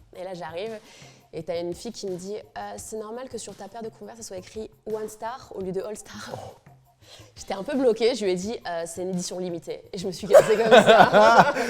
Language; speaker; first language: French; native; French